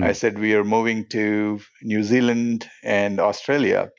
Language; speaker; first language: English; non-native, local second language; Telugu